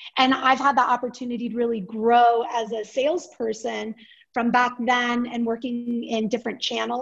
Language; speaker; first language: English; native; English